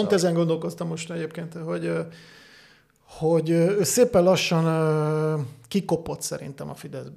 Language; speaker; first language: Hungarian; native; Hungarian